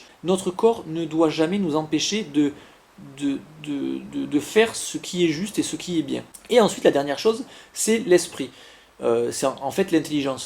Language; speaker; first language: French; native; French